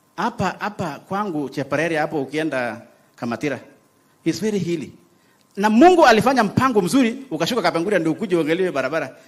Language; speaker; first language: Swahili; non-native, local second language; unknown